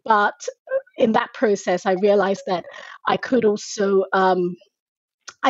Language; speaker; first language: English; non-native, local second language; Yoruba